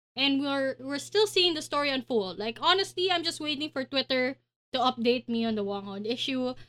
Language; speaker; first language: English; non-native, local second language; Filipino